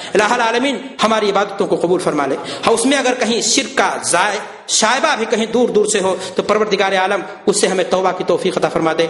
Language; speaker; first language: Urdu; native; Urdu